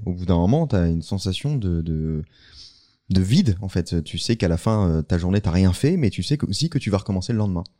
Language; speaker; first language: French; native; French